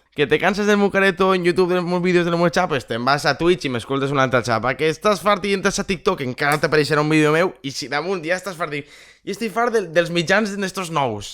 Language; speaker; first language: Catalan; native; Catalan